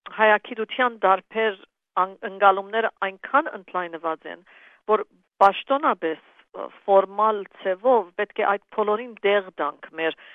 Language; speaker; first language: Armenian; early bilingual, heritage; Armenian